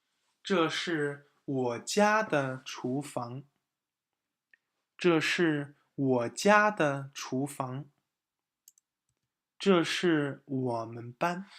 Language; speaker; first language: Chinese; non-native, fluent; English